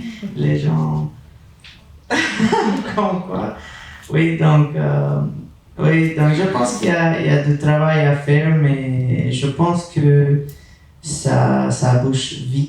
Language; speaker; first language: French; non-native, fluent; Spanish